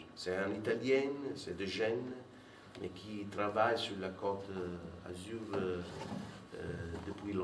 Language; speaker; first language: French; non-native, fluent; Italian